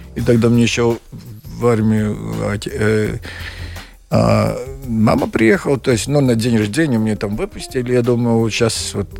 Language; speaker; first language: Russian; non-native, learner; Latvian